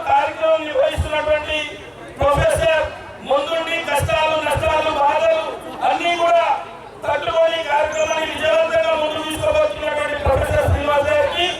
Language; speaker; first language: Telugu; non-native, local second language; Lambadi